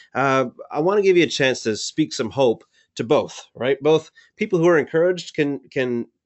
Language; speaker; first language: English; native; English